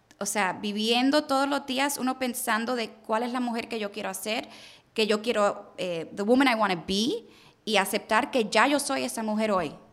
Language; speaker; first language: Spanish; early bilingual, heritage; Spanish